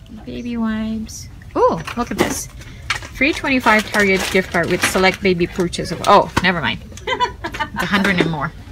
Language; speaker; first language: English; non-native, fluent; Indonesian